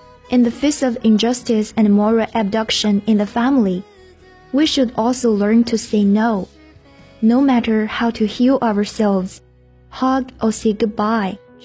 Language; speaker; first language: English; non-native, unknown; Chinese